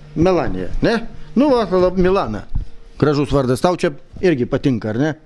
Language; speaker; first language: Lithuanian; native; Lithuanian